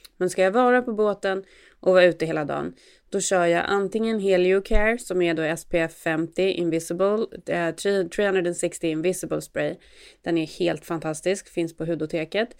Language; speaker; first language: Swedish; native; Swedish